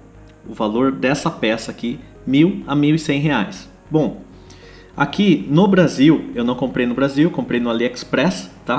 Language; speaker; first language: Portuguese; native; Portuguese